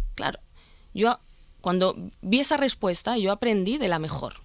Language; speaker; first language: Spanish; early bilingual, other home language; Arabic